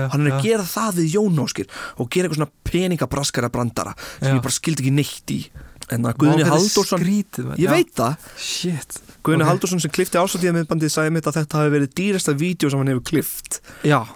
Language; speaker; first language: Icelandic; native; Icelandic